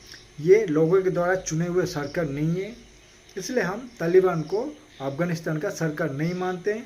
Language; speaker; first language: Hindi; non-native, local second language; Odia